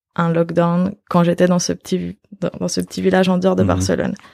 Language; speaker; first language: French; native; French